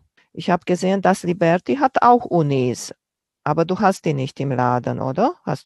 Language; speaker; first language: German; non-native, fluent; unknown